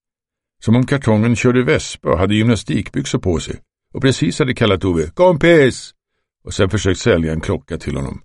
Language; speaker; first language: Swedish; native; Swedish